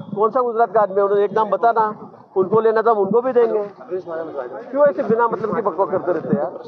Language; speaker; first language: Hindi; non-native, local second language; Marathi